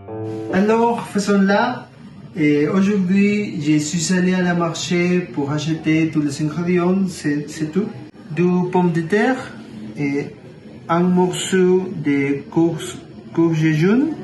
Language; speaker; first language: French; non-native, learner; Spanish